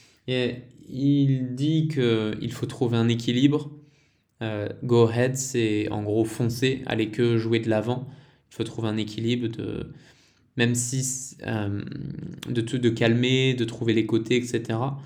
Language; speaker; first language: French; native; French